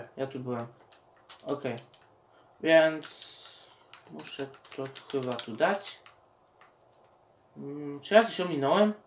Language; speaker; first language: Polish; native; Polish